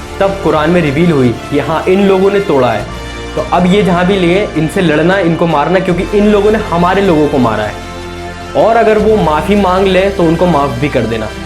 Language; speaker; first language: Hindi; native; Hindi